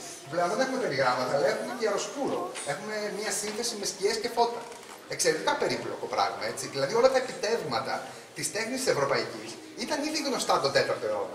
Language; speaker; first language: Greek; native; Greek